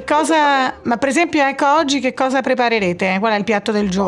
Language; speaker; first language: Italian; native; Italian